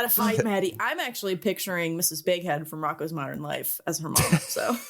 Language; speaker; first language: English; native; English